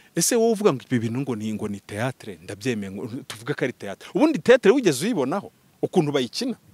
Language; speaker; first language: Kinyarwanda; early bilingual, heritage; Kinyarwanda